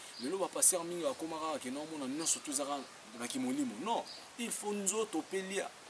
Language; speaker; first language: Lingala; native; Lingala